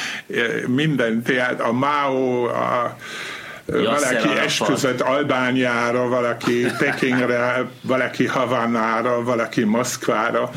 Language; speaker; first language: Hungarian; non-native, fluent; German